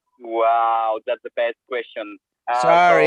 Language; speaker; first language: English; non-native, learner; Japanese